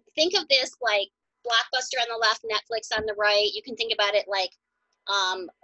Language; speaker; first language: English; native; English